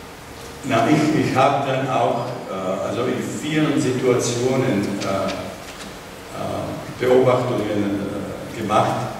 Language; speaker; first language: German; non-native, fluent; Czech